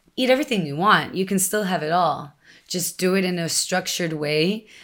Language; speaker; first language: English; early bilingual, other home language; Spanish